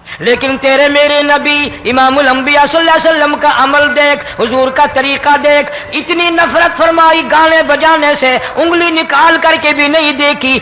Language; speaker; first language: Urdu; non-native, local second language; Punjabi